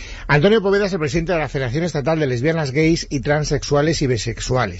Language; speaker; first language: Spanish; native; Spanish